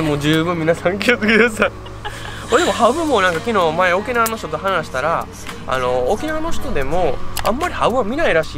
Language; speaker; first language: Japanese; native; Japanese